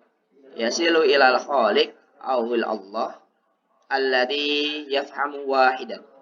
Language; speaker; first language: Arabic; non-native, learner; Indonesian